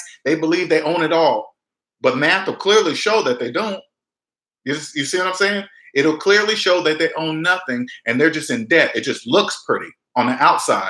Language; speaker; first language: English; native; English